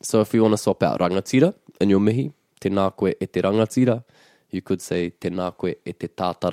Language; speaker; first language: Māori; non-native, local second language; English